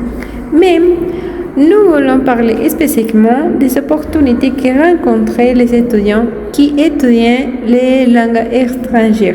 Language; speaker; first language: French; non-native, learner; Spanish